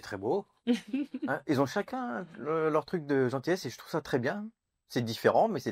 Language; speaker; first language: French; native; French